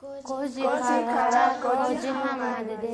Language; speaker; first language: Japanese; non-native, learner; Mongolian